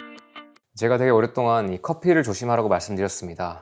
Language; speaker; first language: Korean; native; Korean